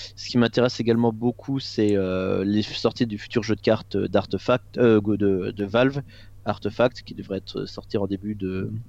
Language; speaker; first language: French; native; French